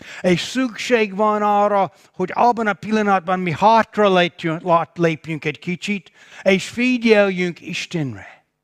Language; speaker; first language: Hungarian; non-native, fluent; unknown